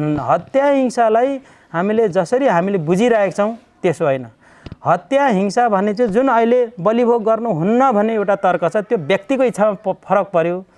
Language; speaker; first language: Nepali; non-native, local second language; Limbu